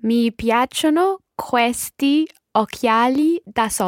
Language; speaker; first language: Italian; non-native, learner; English